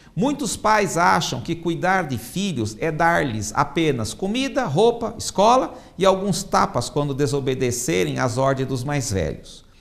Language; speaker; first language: Portuguese; native; Portuguese